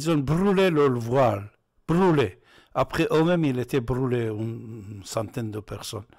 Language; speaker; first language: French; non-native, fluent; Persian